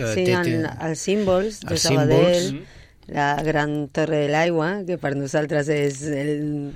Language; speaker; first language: Catalan; non-native, local second language; Spanish